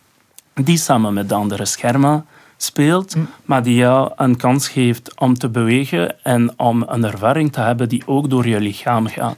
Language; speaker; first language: Dutch; non-native, local second language; French